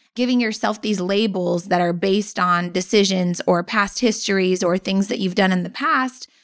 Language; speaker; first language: English; early bilingual, other home language; Filipino